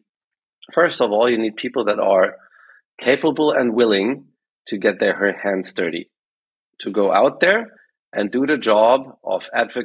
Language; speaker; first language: English; non-native, fluent; German